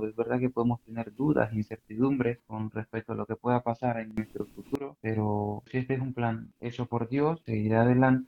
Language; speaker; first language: Spanish; native; Spanish